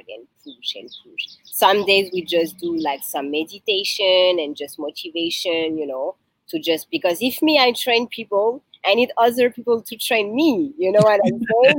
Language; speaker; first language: English; non-native, learner; French